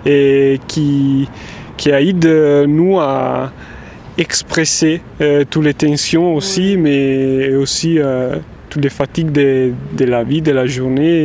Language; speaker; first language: French; non-native, fluent; Italian